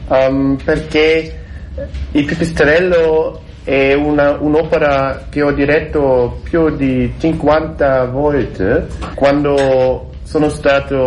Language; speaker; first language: Italian; non-native, learner; German